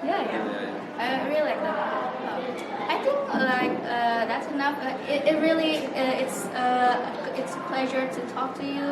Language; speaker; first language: English; non-native, learner; Indonesian